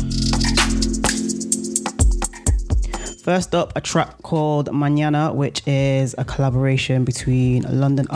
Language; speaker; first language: English; native; English